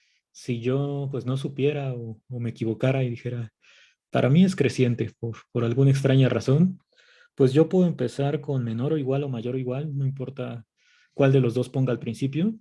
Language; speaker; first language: Spanish; native; Spanish